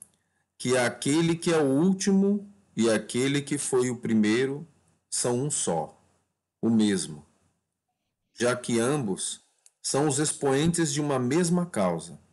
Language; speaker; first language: Portuguese; native; Portuguese